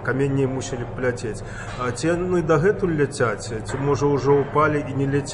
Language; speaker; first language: Belarusian; native; Belarusian